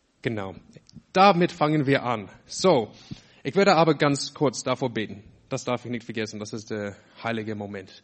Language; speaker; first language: German; non-native, fluent; English